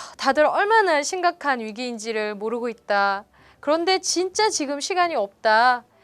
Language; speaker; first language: Korean; native; Korean